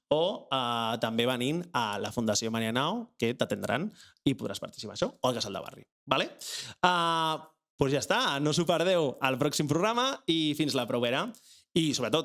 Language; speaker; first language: Catalan; native; Catalan